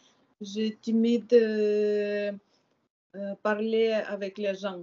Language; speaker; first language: French; non-native, learner; Ukrainian